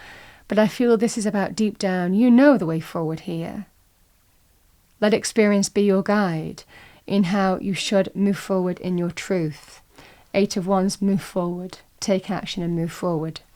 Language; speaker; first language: English; native; English